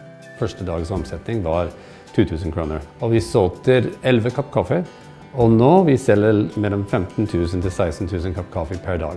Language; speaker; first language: Norwegian; non-native, fluent; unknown